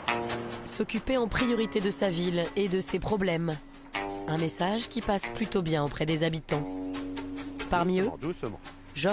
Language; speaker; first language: French; native; French